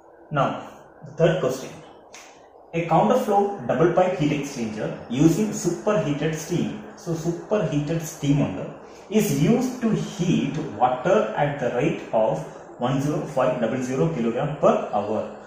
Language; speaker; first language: English; non-native, local second language; Malayalam